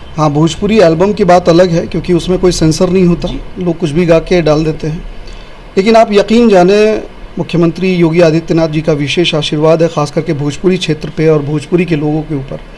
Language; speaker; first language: Hindi; non-native, local second language; Bhojpuri